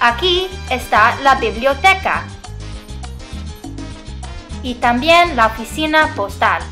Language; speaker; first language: Spanish; non-native, learner; English